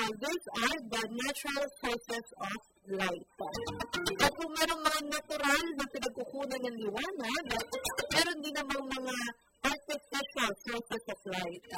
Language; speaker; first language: Filipino; native; Filipino